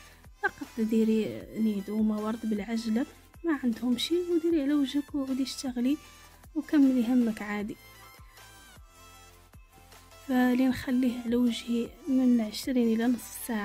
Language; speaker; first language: Arabic; native; Arabic